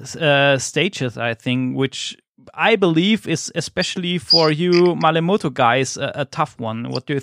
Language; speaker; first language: English; non-native, fluent; German